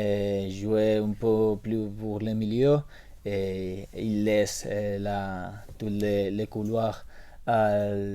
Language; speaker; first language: French; non-native, learner; Spanish